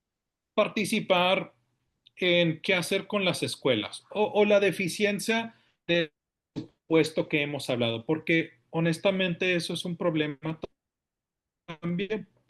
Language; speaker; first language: Spanish; early bilingual, heritage; Spanish